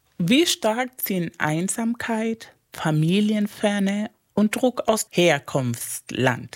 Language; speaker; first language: German; non-native, fluent; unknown